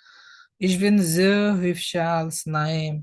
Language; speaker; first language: German; non-native, fluent; Bangla